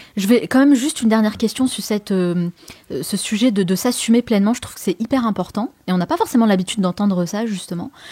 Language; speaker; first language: French; native; French